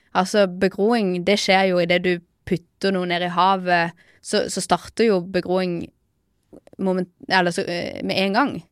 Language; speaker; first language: Norwegian; native; Norwegian